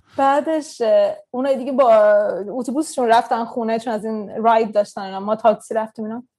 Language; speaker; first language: Persian; early bilingual, heritage; Persian